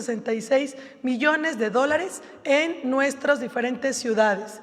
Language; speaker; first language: Spanish; native; Spanish